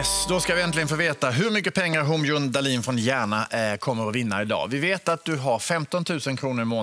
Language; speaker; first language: Swedish; native; Swedish